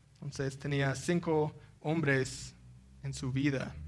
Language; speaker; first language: Spanish; non-native, fluent; English